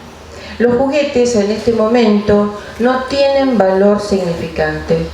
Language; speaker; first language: Spanish; native; Spanish